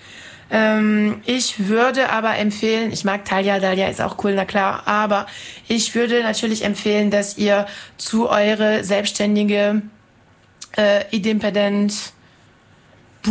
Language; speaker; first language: German; non-native, fluent; French